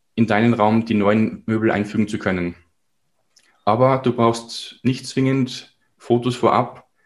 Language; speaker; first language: German; native; German